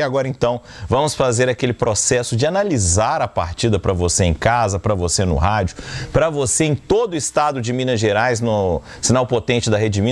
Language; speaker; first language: Portuguese; native; Portuguese